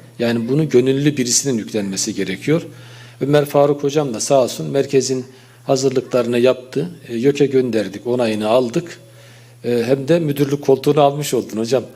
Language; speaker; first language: Turkish; native; Turkish